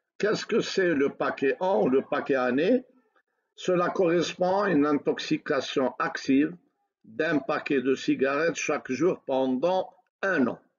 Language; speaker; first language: French; non-native, local second language; Arabic